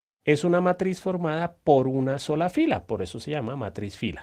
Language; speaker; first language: Spanish; native; Spanish